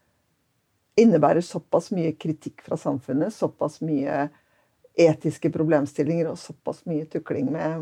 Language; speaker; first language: Norwegian; native; Norwegian